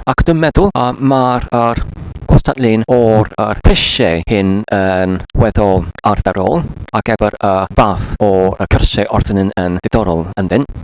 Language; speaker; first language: Welsh; non-native, learner; English